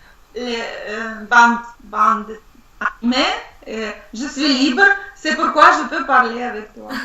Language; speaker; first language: French; non-native, learner; Russian